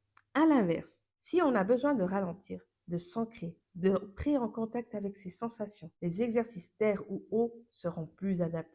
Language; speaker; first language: French; native; French